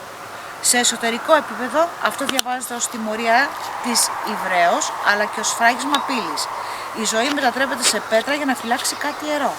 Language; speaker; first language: Greek; native; Greek